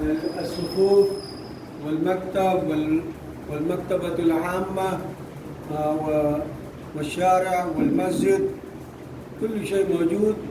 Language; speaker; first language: Arabic; non-native, fluent; Urdu